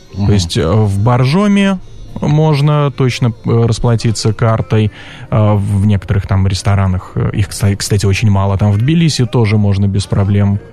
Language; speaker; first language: Russian; native; Russian